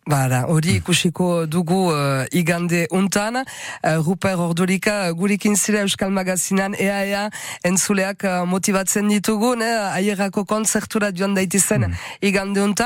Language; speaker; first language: Basque; native; Basque